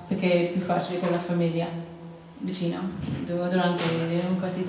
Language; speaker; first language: Italian; non-native, learner; English